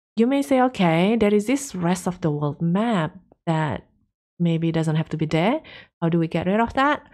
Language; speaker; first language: English; non-native, fluent; Indonesian